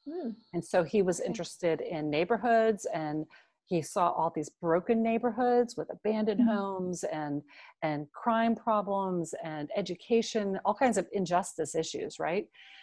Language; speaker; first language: English; native; English